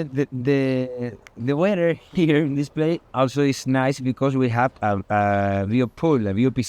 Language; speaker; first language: English; non-native, learner; Spanish